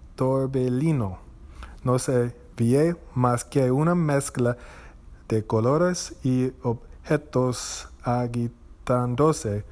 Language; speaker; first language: Spanish; non-native, learner; English